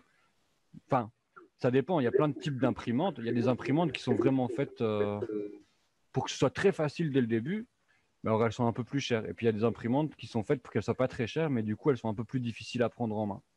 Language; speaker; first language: French; native; French